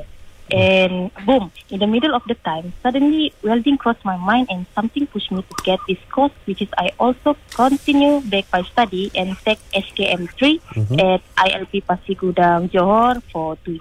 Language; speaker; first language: English; non-native, local second language; Malay